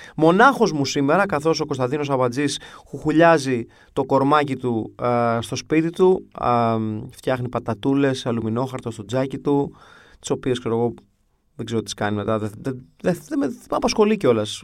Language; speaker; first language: Greek; early bilingual, other home language; English